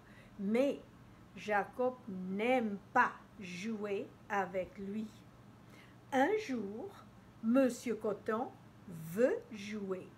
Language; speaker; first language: French; non-native, fluent; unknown